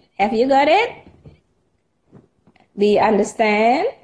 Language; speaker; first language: English; non-native, fluent; Indonesian